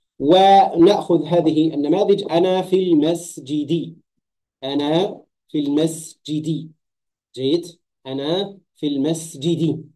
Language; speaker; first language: Arabic; native; Arabic